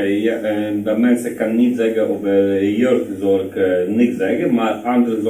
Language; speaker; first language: Dutch; non-native, learner; Polish